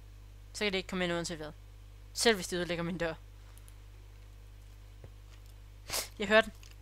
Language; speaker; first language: Danish; native; Danish